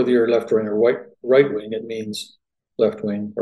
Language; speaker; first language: English; native; English